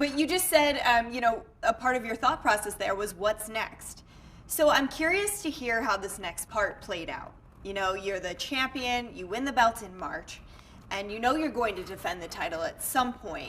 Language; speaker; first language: English; native; English